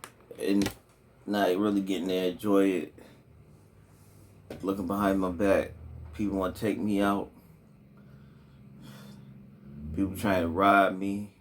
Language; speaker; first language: English; native; English